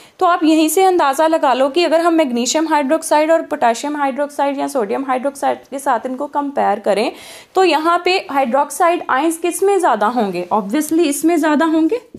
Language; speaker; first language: Hindi; non-native, local second language; Punjabi